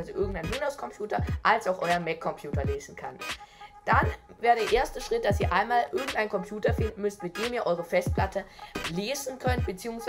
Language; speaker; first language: German; native; German